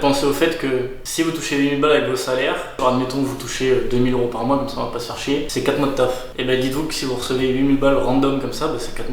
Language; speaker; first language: French; native; French